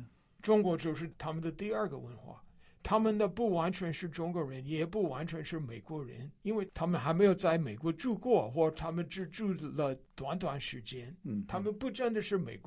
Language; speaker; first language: Chinese; non-native, fluent; English